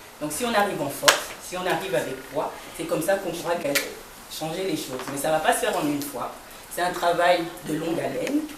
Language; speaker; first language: French; early bilingual, other home language; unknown